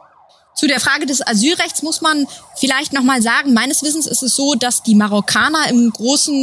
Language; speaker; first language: German; native; German